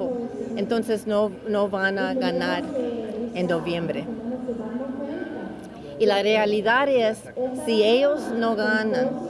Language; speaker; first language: Spanish; early bilingual, heritage; English